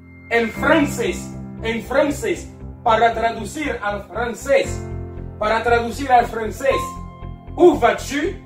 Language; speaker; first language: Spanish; non-native, fluent; Haitian Creole